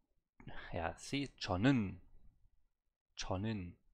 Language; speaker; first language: Korean; non-native, learner; German